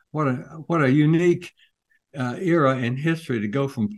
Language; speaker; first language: English; native; English